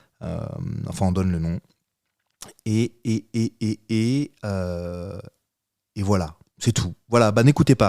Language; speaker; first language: French; native; French